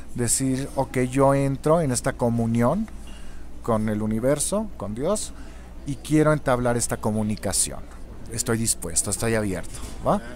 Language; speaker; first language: Spanish; non-native, local second language; German